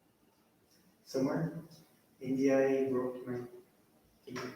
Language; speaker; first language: English; non-native, learner; Portuguese